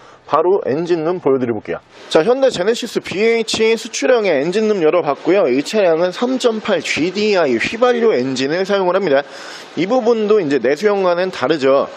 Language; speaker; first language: Korean; native; Korean